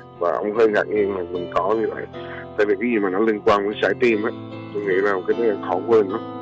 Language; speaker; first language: Vietnamese; early bilingual, heritage; Vietnamese